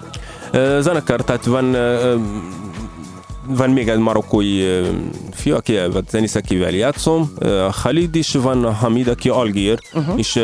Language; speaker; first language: Hungarian; non-native, fluent; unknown